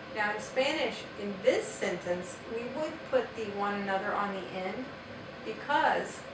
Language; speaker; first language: English; native; English